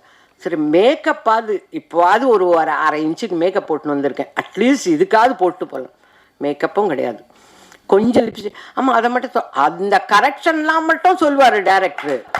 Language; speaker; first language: Tamil; native; Tamil